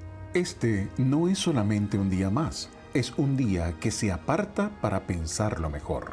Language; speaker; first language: Spanish; native; Spanish